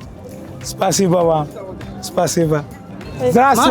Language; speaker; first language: Russian; non-native, learner; Uzbek